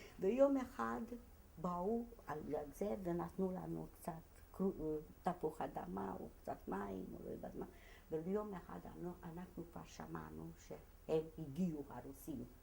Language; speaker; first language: Hebrew; non-native, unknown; Hungarian